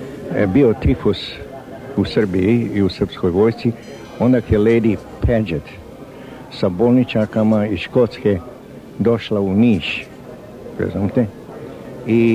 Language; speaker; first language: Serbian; early bilingual, heritage; Serbian